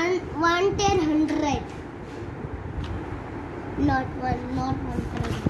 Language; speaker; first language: English; non-native, learner; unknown